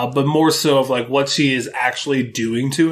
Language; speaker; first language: English; native; English